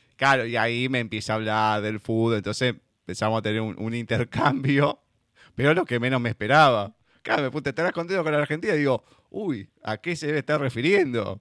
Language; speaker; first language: Spanish; native; Spanish